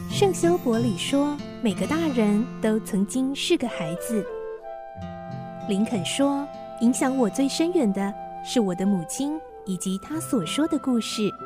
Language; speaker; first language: Chinese; native; Chinese